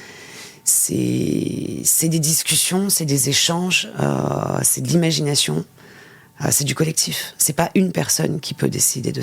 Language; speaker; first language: French; native; French